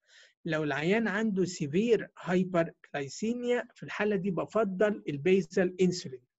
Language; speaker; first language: Arabic; native; Arabic